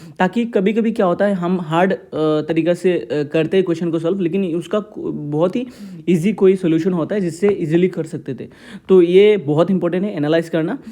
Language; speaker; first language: Hindi; non-native, local second language; Assamese